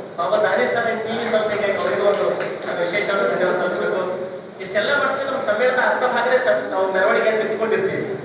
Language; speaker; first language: Kannada; native; Kannada